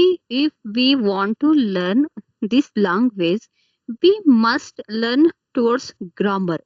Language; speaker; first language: English; non-native, learner; Kannada